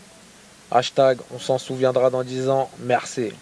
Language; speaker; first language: French; native; French